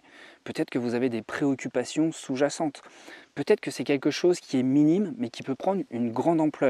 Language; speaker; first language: French; native; French